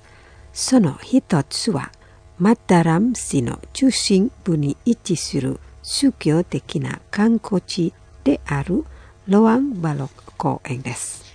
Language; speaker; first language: Japanese; non-native, fluent; Indonesian